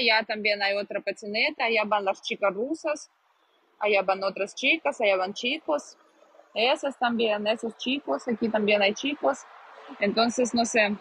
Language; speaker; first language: Spanish; non-native, fluent; Russian